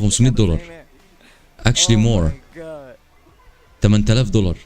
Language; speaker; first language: English; non-native, local second language; Arabic